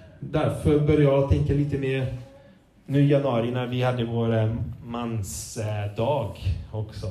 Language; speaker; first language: Swedish; non-native, fluent; Portuguese